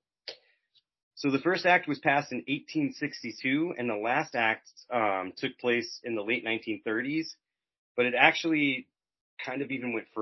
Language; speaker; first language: English; native; English